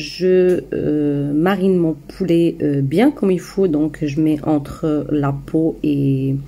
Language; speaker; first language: French; non-native, local second language; Arabic